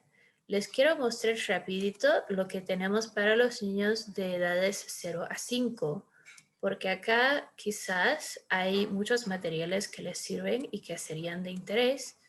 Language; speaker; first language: Spanish; early bilingual, heritage; Spanish